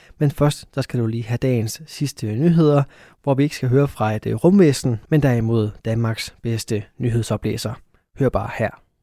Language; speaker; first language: Danish; native; Danish